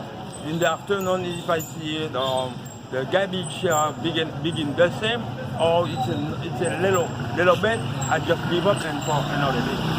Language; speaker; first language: English; non-native, learner; Haitian Creole